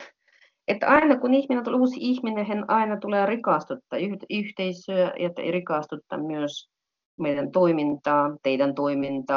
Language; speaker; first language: Finnish; non-native, fluent; Russian